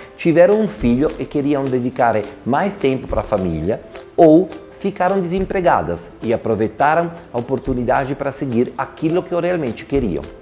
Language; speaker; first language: Portuguese; non-native, fluent; Italian